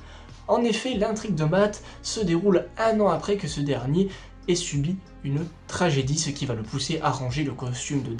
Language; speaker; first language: French; native; French